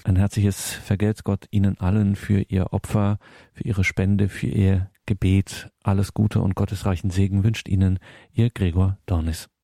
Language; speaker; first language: German; native; German